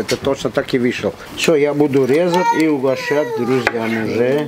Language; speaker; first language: Russian; non-native, fluent; Armenian